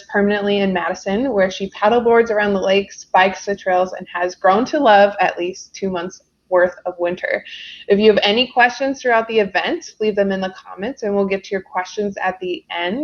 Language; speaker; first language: English; native; English